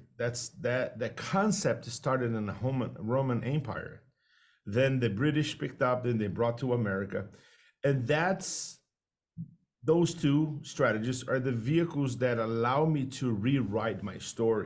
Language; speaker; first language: English; non-native, fluent; Portuguese